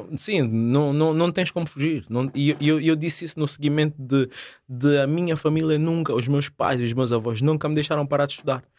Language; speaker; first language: Portuguese; native; Portuguese